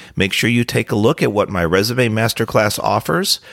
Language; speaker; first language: English; native; English